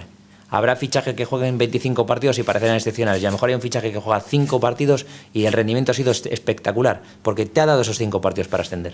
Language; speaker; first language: Spanish; native; Spanish